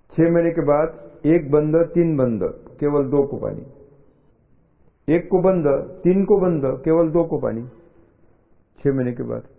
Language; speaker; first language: Hindi; non-native, local second language; Marathi